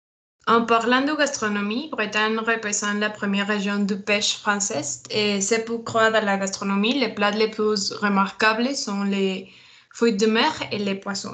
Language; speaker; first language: French; non-native, learner; Spanish